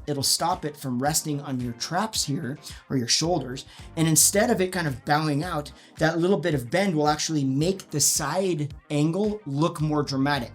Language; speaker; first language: English; native; English